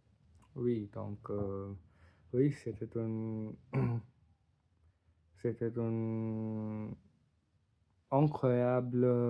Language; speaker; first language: French; non-native, learner; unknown